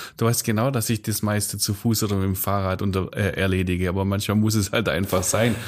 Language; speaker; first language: German; native; German